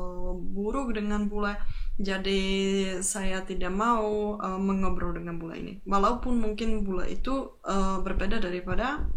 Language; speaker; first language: Indonesian; non-native, fluent; Czech